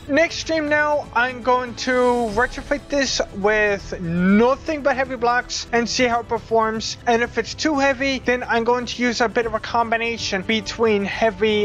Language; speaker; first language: English; native; English